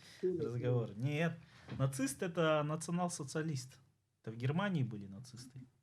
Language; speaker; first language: Russian; native; Russian